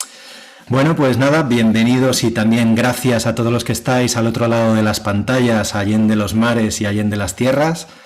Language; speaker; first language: Spanish; native; Spanish